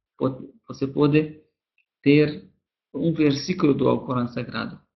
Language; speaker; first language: Portuguese; non-native, fluent; Arabic